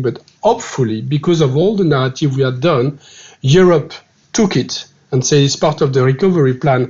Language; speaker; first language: English; non-native, fluent; French